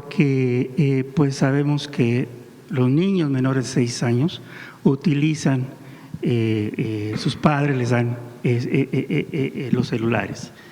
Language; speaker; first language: Spanish; native; Spanish